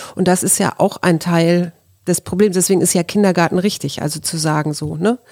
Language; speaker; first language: German; native; German